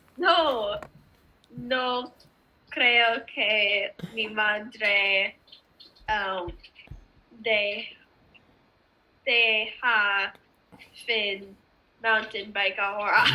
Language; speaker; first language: Spanish; non-native, learner; English